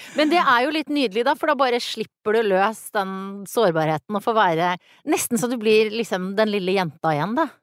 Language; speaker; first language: Norwegian; native; Norwegian